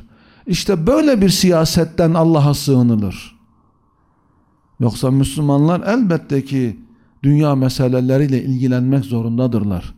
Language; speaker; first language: Turkish; native; Turkish